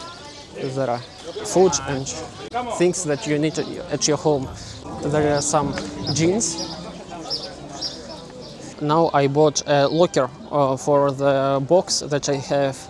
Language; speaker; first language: English; non-native, learner; Russian